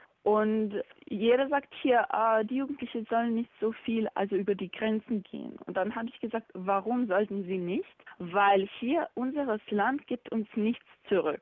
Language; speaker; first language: German; non-native, fluent; Bosnian